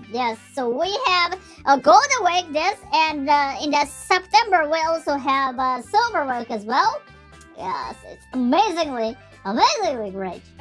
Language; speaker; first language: English; non-native, learner; Japanese